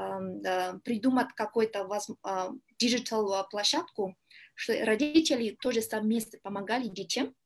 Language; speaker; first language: Russian; non-native, learner; Kyrgyz